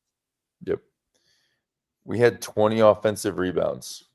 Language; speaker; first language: English; native; English